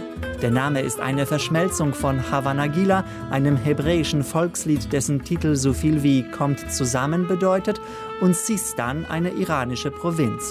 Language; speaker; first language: German; native; German